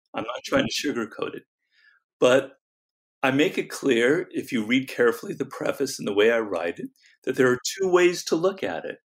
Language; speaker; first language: English; native; English